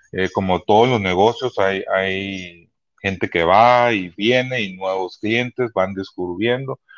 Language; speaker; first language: Spanish; early bilingual, heritage; Spanish